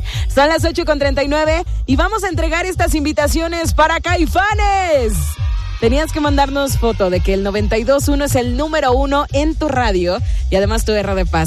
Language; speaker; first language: Spanish; native; Spanish